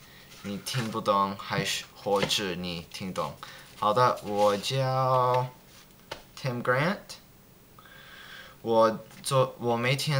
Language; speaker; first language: Chinese; non-native, learner; English